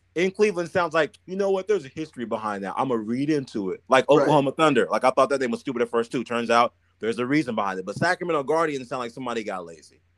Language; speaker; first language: English; native; English